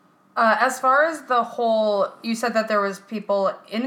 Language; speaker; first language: English; native; English